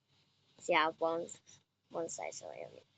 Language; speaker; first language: Chinese; native; Chinese